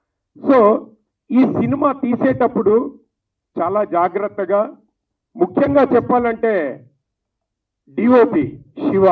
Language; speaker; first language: Telugu; native; Telugu